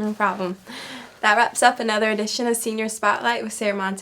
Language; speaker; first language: English; native; English